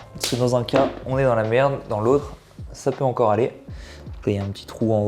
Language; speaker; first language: French; native; French